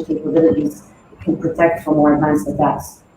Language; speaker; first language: English; non-native, fluent; Hebrew